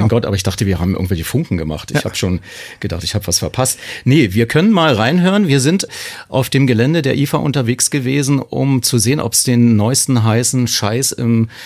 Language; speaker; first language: German; native; German